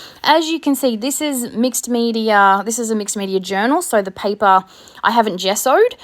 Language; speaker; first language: English; native; English